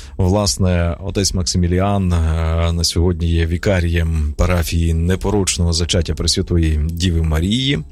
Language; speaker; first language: Ukrainian; native; Ukrainian